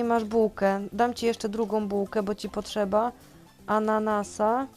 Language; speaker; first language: Polish; native; Polish